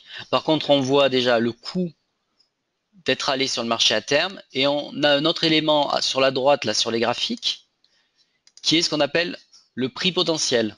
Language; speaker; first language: French; native; French